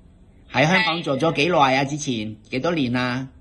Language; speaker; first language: Cantonese; native; Cantonese